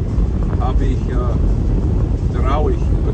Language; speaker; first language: German; non-native, learner; English